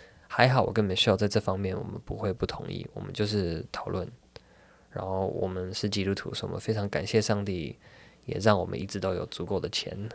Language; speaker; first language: Chinese; native; Chinese